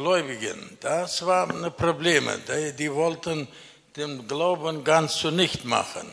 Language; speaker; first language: German; early bilingual, other home language; Russian